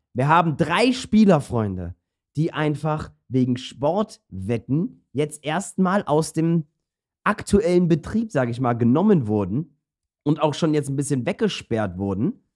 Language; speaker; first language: German; early bilingual, other home language; Turkish